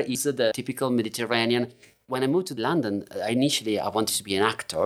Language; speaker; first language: English; non-native, fluent; Italian